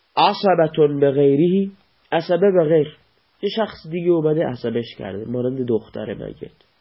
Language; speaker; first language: Persian; non-native, local second language; Baluchi